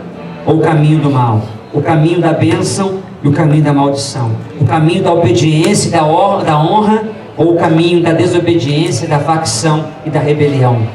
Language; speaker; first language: Portuguese; native; Portuguese